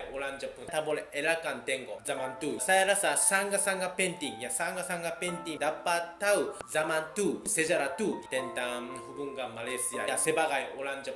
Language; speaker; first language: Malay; non-native, fluent; Japanese